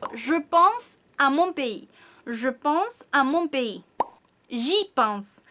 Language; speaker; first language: French; non-native, fluent; Spanish